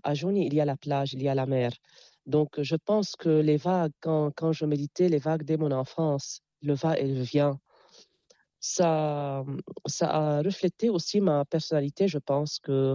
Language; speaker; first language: French; non-native, local second language; Arabic